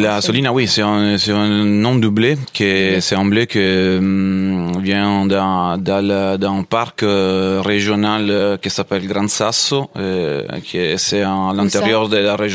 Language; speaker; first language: French; non-native, fluent; Italian